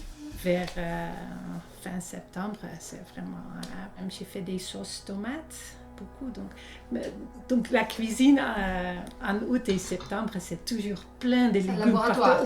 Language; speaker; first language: French; non-native, fluent; Dutch